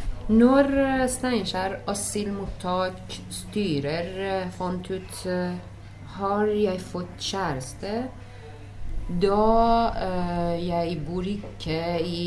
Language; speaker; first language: Norwegian; non-native, learner; Persian